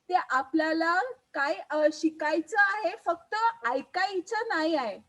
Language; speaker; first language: Marathi; non-native, local second language; Hindi